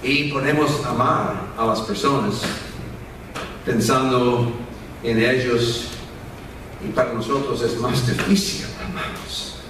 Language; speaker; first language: Spanish; non-native, fluent; English